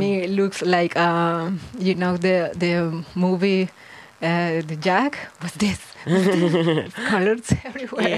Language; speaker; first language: English; non-native, learner; Spanish